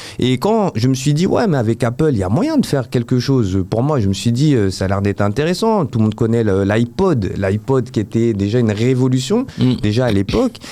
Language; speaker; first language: French; native; French